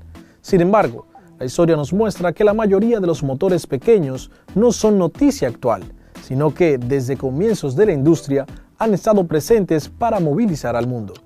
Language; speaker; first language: Spanish; native; Spanish